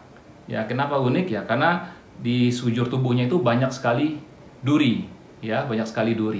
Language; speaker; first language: Indonesian; native; Indonesian